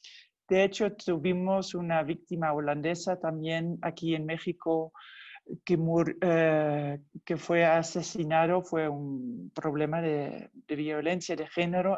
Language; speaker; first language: Spanish; non-native, fluent; Dutch